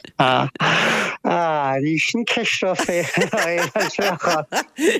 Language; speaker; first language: Irish; native; Irish